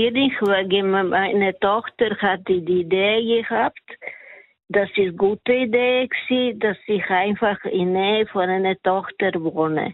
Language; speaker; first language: German; non-native, learner; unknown